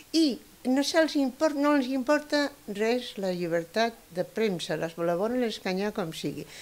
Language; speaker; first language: Catalan; non-native, local second language; Spanish